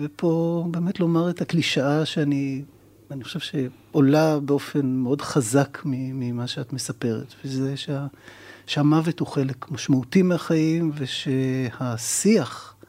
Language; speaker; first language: Hebrew; native; Hebrew